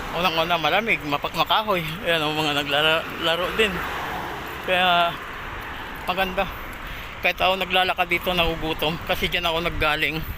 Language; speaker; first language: Filipino; native; Filipino